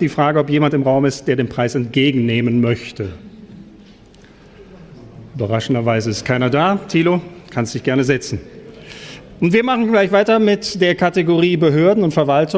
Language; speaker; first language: German; native; German